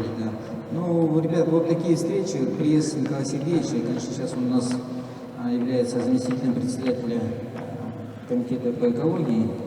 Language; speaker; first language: Russian; native; Russian